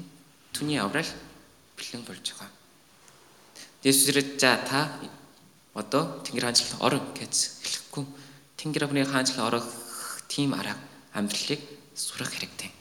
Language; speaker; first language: Mongolian; non-native, learner; Korean